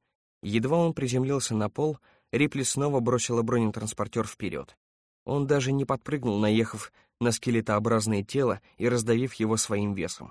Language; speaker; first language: Russian; native; Russian